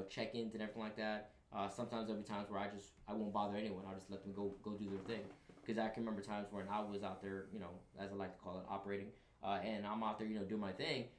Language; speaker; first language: English; native; English